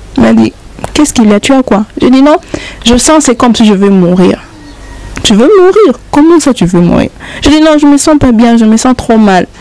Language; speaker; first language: French; non-native, local second language; Lingala